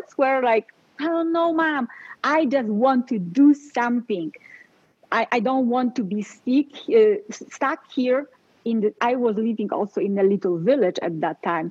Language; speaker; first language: English; non-native, fluent; Polish